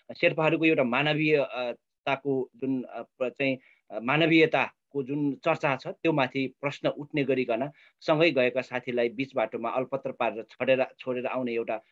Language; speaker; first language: Nepali; non-native, local second language; Sherpa